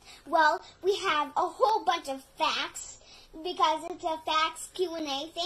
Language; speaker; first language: English; native; English